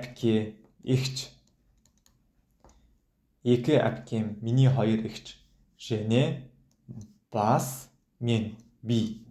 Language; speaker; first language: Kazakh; non-native, fluent; Mongolian